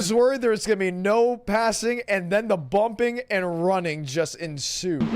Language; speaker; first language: English; native; English